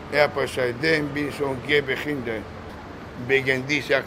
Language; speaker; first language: German; non-native, learner; Spanish